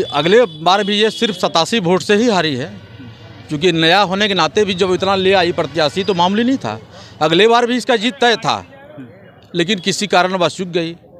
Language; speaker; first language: Hindi; native; Hindi